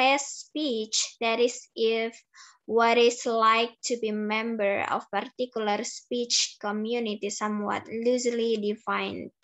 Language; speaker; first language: English; non-native, learner; Indonesian